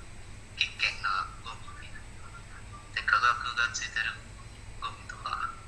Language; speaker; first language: Japanese; non-native, learner; Indonesian